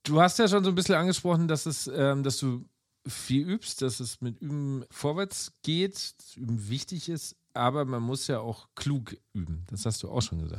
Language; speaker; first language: German; native; German